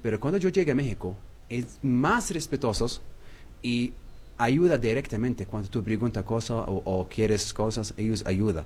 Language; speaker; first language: Spanish; non-native, learner; Arabic